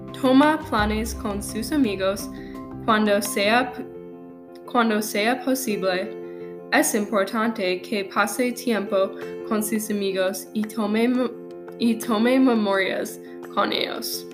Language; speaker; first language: Spanish; non-native, learner; English